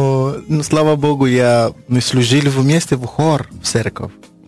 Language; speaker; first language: Russian; non-native, learner; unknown